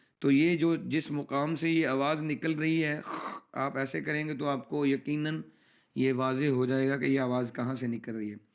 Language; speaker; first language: Urdu; non-native, local second language; Punjabi